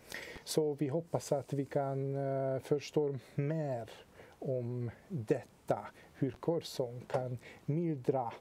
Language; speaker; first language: Swedish; non-native, fluent; Hungarian